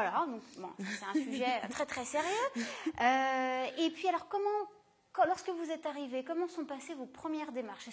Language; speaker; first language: French; native; French